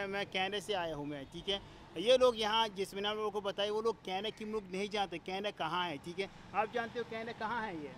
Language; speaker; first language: Hindi; non-native, learner; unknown